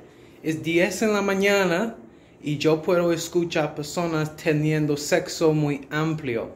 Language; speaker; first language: Spanish; non-native, learner; English